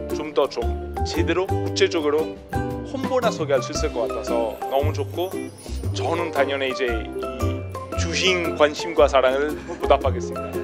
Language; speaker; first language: Korean; non-native, fluent; Italian